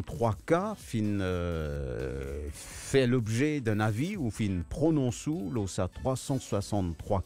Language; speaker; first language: French; non-native, local second language; Morisyen